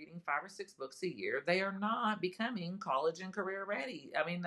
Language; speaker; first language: English; native; English